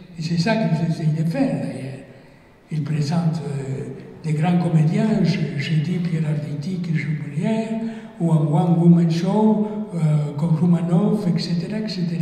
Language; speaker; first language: French; non-native, fluent; Spanish